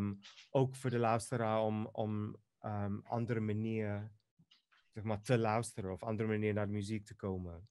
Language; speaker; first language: Dutch; non-native, fluent; Greek